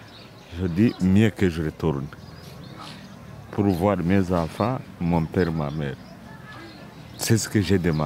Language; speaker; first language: French; non-native, local second language; Kinyarwanda